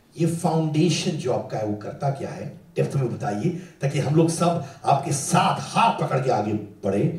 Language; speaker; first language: Hindi; native; Hindi